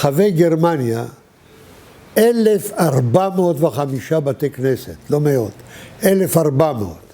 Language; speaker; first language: Hebrew; early bilingual, other home language; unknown